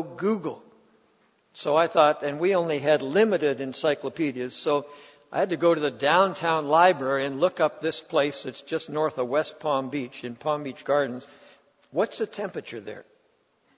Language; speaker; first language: English; native; English